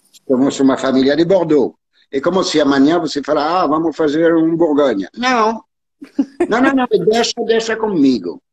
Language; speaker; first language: Portuguese; non-native, learner; French